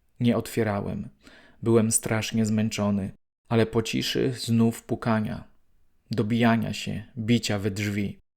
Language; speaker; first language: Polish; native; Polish